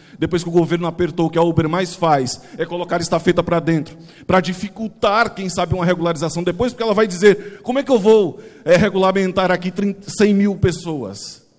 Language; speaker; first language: Portuguese; native; Portuguese